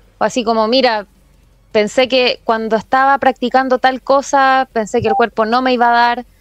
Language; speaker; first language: Spanish; native; Spanish